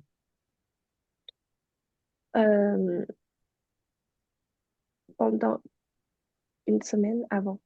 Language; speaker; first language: French; non-native, fluent; Chinese